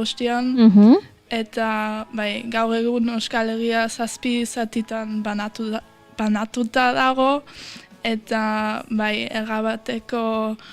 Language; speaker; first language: Basque; early bilingual, heritage; Basque